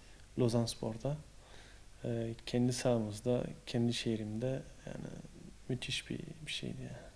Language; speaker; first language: Turkish; early bilingual, heritage; Turkish